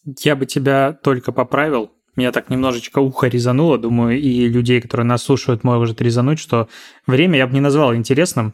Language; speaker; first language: Russian; native; Russian